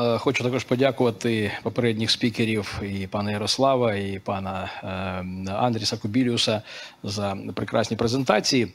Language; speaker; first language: Ukrainian; native; Ukrainian